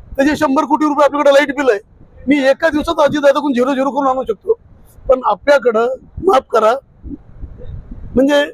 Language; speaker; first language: Marathi; non-native, local second language; Marwari